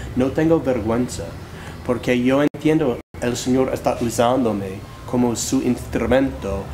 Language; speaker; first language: Spanish; non-native, fluent; English